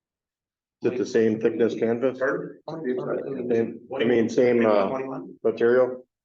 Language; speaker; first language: English; native; English